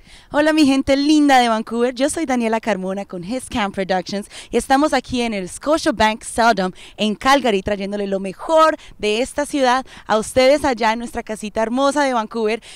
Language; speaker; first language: Spanish; native; Spanish